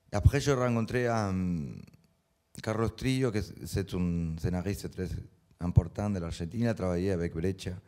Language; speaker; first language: French; non-native, learner; Spanish